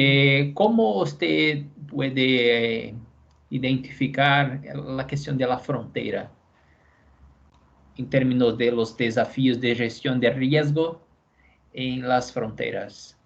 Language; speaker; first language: Spanish; non-native, fluent; Portuguese